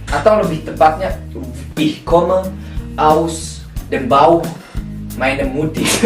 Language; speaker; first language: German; non-native, learner; Indonesian